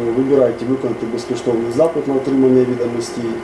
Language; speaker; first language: Ukrainian; non-native, local second language; Russian